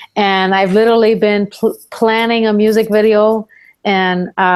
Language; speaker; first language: English; early bilingual, other home language; Spanish